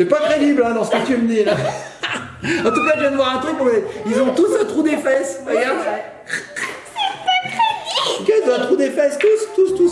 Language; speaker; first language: French; native; French